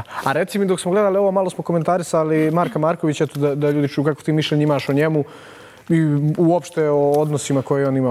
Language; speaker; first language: Serbian; native; Serbian